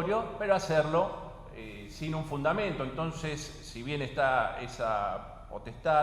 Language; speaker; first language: Spanish; native; Spanish